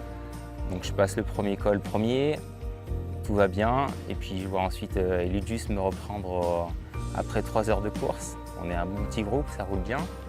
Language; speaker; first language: French; native; French